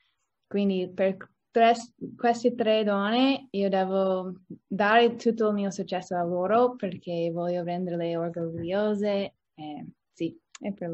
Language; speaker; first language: Italian; non-native, learner; English